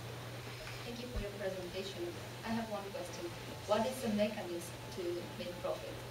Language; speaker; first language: English; non-native, fluent; Japanese